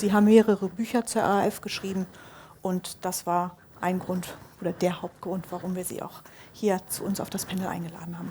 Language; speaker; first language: German; native; German